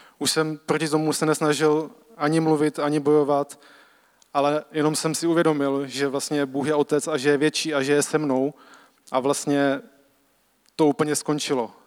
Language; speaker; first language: Czech; native; Czech